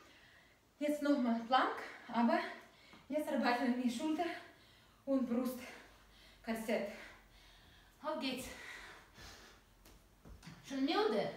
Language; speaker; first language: German; non-native, learner; Russian